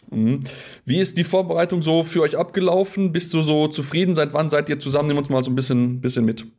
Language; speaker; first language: German; native; German